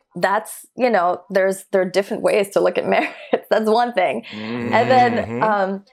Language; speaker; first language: English; early bilingual, other home language; German